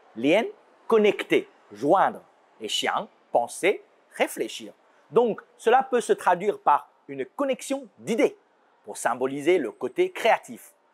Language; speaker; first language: French; non-native, fluent; Chinese